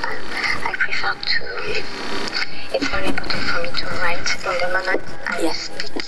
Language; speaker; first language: English; non-native, fluent; French